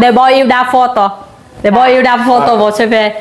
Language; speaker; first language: Portuguese; non-native, learner; Vietnamese